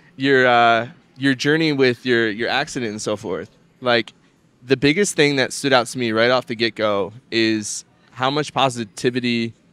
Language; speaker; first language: English; native; English